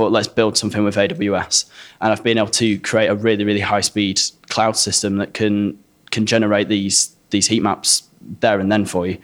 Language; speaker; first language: English; native; English